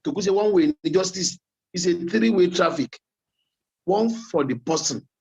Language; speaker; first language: English; non-native, local second language; Yoruba